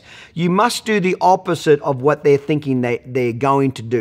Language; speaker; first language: English; native; English